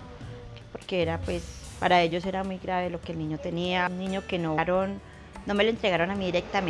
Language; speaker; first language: Spanish; native; Spanish